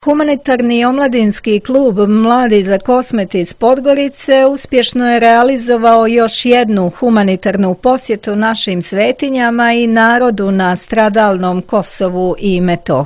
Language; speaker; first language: Croatian; native; Croatian